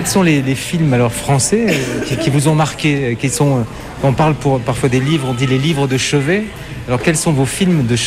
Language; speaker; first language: French; native; French